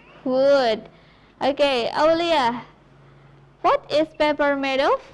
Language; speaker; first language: English; non-native, fluent; Indonesian